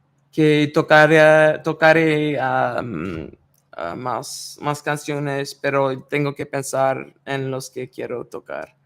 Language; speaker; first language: Spanish; non-native, learner; English